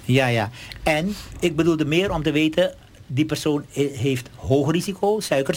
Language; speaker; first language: Dutch; native; Dutch